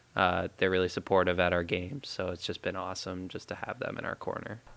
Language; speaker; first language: English; native; English